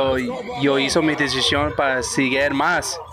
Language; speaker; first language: Spanish; early bilingual, heritage; English